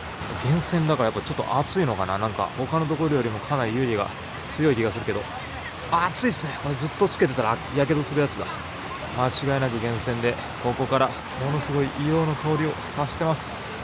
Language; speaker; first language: Japanese; native; Japanese